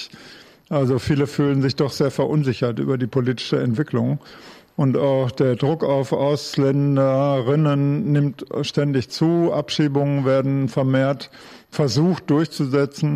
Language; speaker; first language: German; native; German